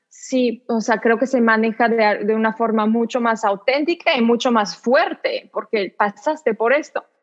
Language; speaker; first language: Spanish; non-native, fluent; French